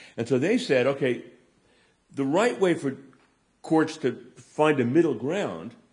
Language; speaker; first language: English; native; English